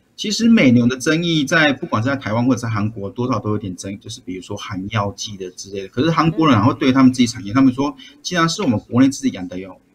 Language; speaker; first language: Chinese; native; Chinese